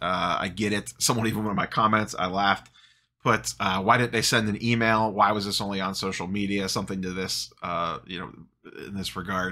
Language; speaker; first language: English; native; English